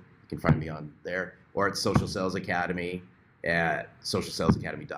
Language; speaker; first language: English; native; English